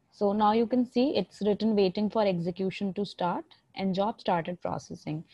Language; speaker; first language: English; non-native, local second language; Hindi